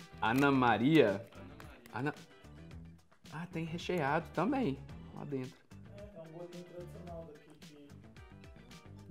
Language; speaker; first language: Portuguese; non-native, fluent; English